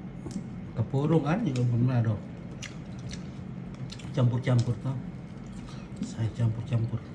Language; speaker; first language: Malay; non-native, local second language; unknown